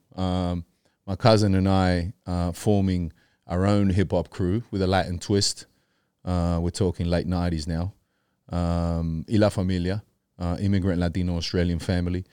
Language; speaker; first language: English; early bilingual, other home language; Spanish